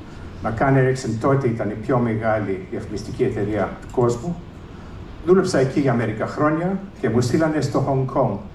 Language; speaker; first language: Greek; early bilingual, heritage; English